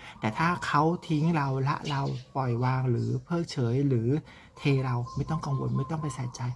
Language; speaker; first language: Thai; native; Thai